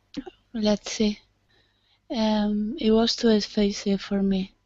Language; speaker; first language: English; non-native, learner; Spanish